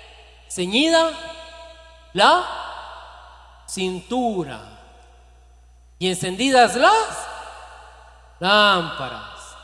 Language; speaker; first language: Spanish; native; Spanish